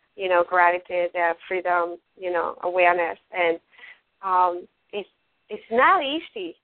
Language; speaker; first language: English; non-native, fluent; Spanish